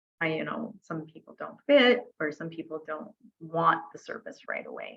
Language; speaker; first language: English; native; English